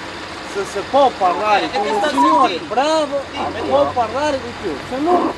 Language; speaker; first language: Italian; non-native, learner; Romanian